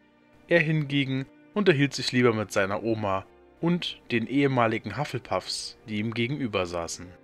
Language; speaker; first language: German; native; German